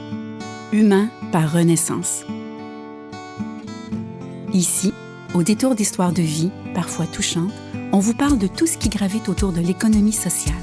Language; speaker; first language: French; native; French